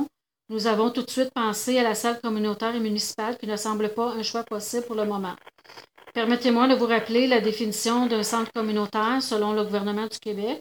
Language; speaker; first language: French; native; French